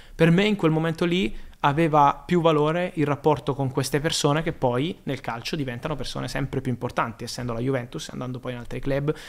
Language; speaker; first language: Italian; native; Italian